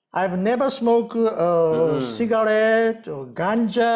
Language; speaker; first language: English; non-native, learner; Japanese